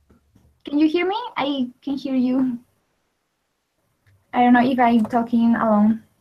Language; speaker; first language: English; non-native, learner; Spanish